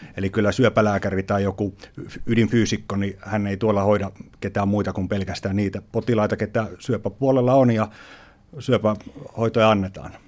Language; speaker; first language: Finnish; native; Finnish